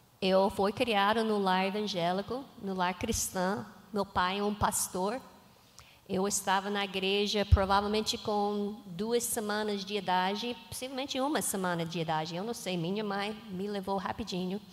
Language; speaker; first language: Portuguese; non-native, learner; English